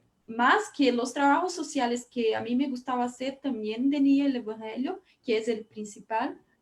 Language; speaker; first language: Spanish; non-native, fluent; Portuguese